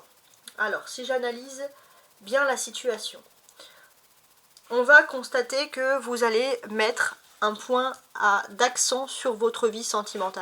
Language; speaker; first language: French; native; French